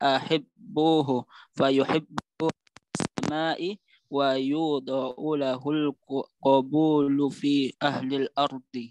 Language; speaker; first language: Arabic; non-native, learner; Indonesian